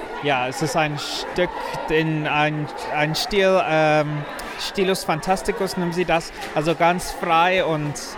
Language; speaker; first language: German; non-native, fluent; Afrikaans